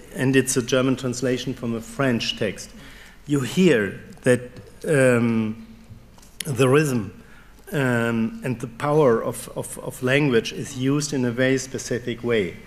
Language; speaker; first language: English; non-native, fluent; German